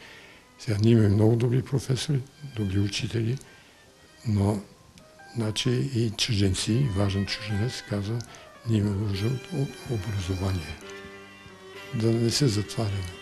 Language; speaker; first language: Bulgarian; early bilingual, heritage; Bulgarian